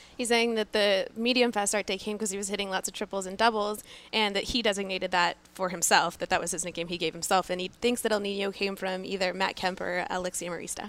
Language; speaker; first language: English; early bilingual, other home language; Spanish